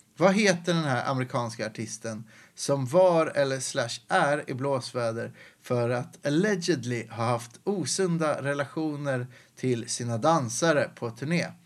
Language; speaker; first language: Swedish; native; Swedish